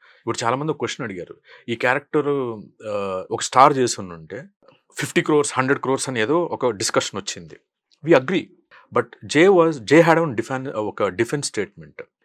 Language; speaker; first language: Telugu; native; Telugu